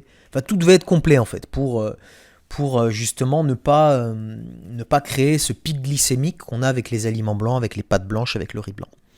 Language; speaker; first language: French; native; French